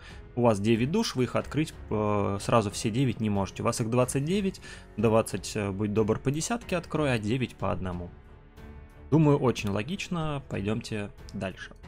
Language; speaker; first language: Russian; native; Russian